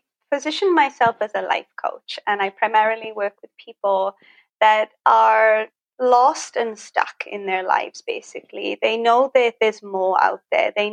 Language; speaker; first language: English; native; English